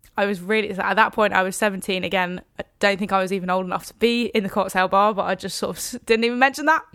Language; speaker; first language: English; native; English